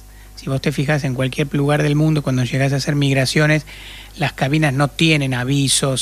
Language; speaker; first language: Spanish; native; Spanish